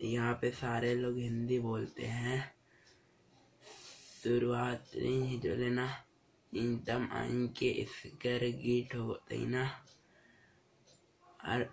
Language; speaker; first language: Hindi; non-native, local second language; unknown